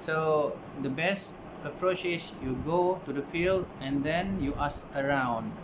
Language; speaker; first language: English; non-native, local second language; Malay